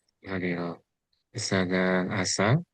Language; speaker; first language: Arabic; non-native, fluent; Indonesian